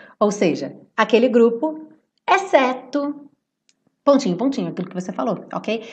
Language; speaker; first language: Portuguese; native; Portuguese